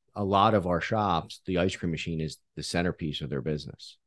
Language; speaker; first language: English; native; English